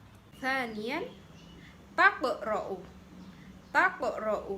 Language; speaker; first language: Arabic; non-native, fluent; Indonesian